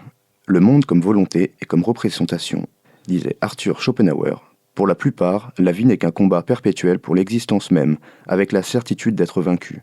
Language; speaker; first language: French; native; French